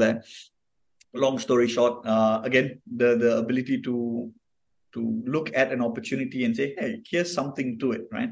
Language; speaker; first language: English; non-native, local second language; Tamil